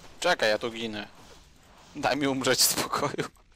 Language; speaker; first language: Polish; native; Polish